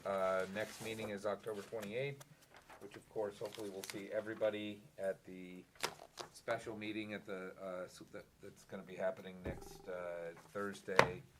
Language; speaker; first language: English; native; English